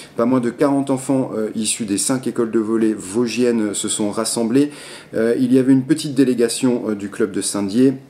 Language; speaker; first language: French; native; French